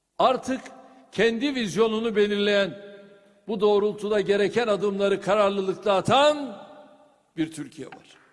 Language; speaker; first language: Turkish; native; Turkish